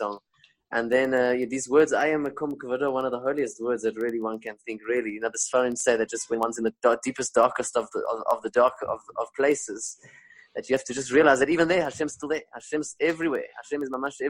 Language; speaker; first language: English; non-native, local second language; Spanish